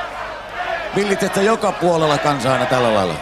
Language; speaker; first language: Finnish; native; Finnish